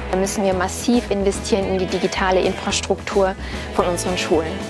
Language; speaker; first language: German; native; German